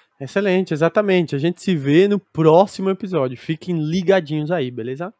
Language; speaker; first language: Portuguese; native; Portuguese